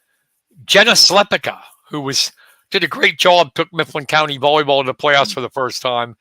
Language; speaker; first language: English; native; English